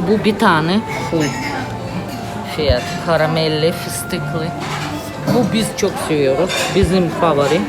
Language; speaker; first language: Turkish; non-native, learner; Russian